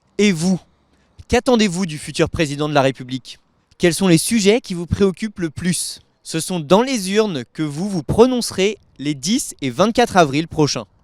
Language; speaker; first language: French; native; French